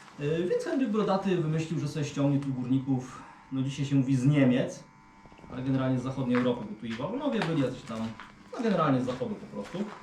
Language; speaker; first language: Polish; native; Polish